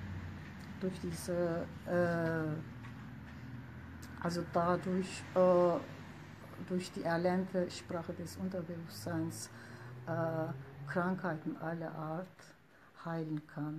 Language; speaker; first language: German; non-native, fluent; Turkish